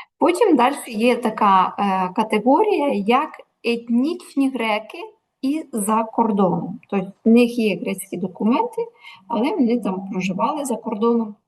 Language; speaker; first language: Ukrainian; native; Ukrainian